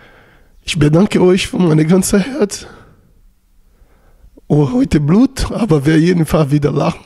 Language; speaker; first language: German; non-native, learner; Portuguese